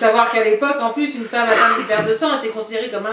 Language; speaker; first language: French; native; French